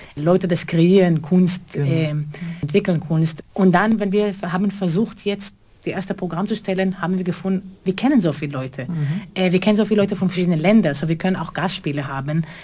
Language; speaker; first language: German; non-native, fluent; Hebrew